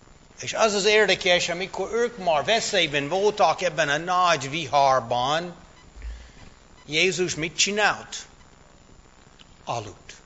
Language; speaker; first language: Hungarian; non-native, fluent; English